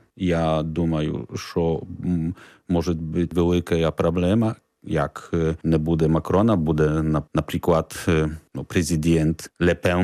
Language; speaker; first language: Ukrainian; non-native, learner; Polish